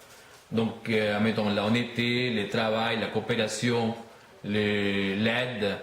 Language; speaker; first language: French; non-native, learner; Spanish